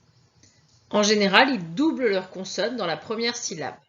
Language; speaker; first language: French; native; French